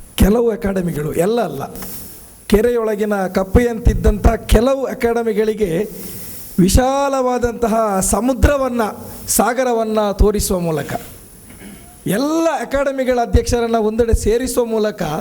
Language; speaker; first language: Kannada; non-native, local second language; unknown